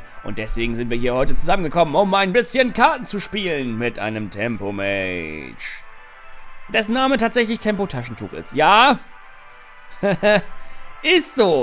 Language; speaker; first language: German; native; German